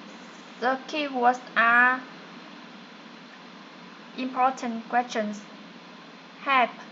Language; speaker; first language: English; non-native, learner; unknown